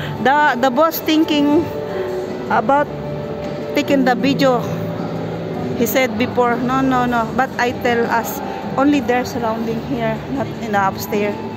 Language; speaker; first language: English; non-native, learner; Filipino